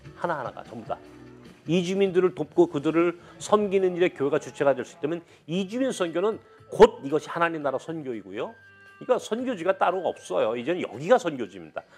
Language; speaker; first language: Korean; native; Korean